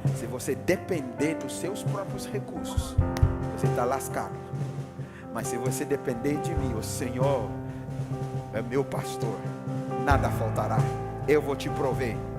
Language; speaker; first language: Portuguese; non-native, fluent; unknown